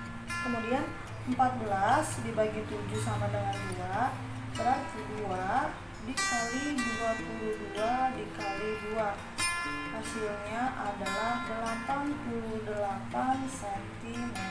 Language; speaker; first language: Indonesian; native; Indonesian